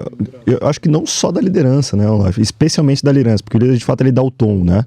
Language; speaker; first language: Portuguese; native; Portuguese